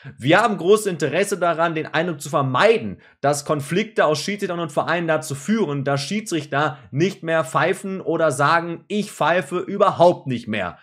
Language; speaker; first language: German; native; German